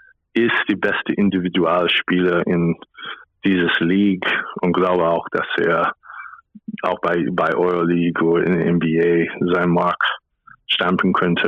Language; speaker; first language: German; non-native, fluent; English